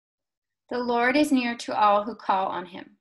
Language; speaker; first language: English; native; English